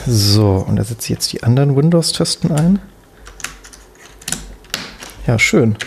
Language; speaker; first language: German; native; German